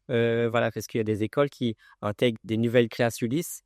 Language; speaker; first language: French; native; French